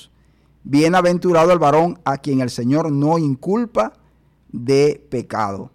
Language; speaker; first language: Spanish; native; Spanish